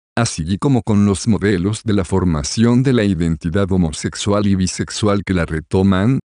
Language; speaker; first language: Spanish; native; Spanish